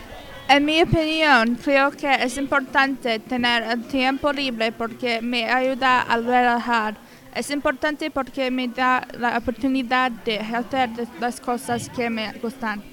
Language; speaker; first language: Spanish; non-native, learner; English